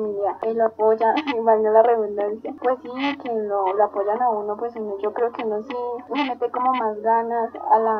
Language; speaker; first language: Spanish; native; Spanish